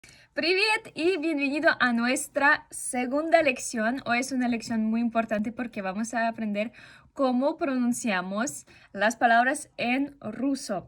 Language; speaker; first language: Spanish; non-native, fluent; Russian